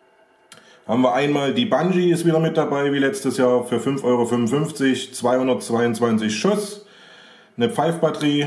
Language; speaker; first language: German; native; German